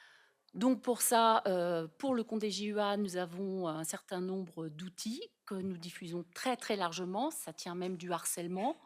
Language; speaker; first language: French; native; French